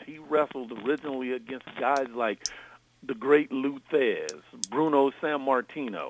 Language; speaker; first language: English; native; English